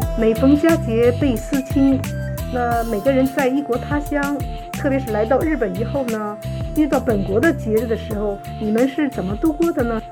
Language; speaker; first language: Chinese; non-native, fluent; Japanese